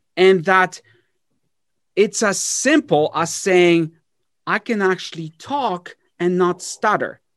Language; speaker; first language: English; early bilingual, other home language; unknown